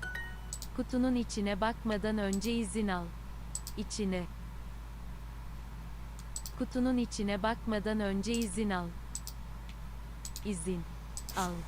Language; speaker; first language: Turkish; non-native, learner; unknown